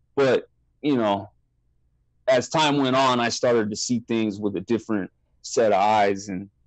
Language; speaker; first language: English; native; English